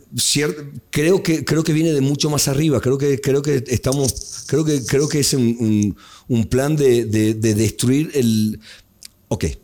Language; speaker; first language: Spanish; native; Spanish